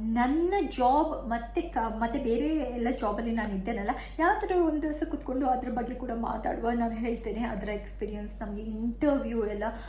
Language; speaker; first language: Kannada; non-native, local second language; Tulu